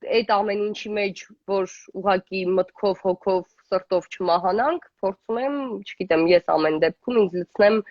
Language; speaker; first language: Armenian; native; Armenian